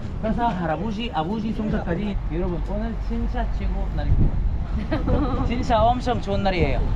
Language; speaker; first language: Korean; non-native, fluent; Arabic